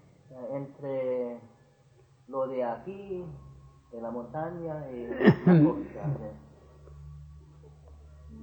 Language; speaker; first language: Spanish; non-native, fluent; English